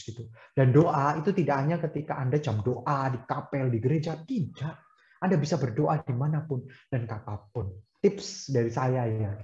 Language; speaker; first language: Indonesian; native; Indonesian